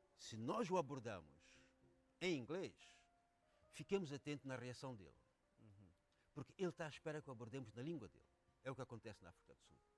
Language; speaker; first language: Portuguese; non-native, local second language; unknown